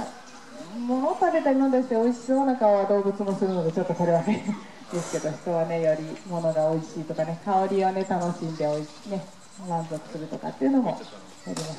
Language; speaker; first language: Japanese; native; Japanese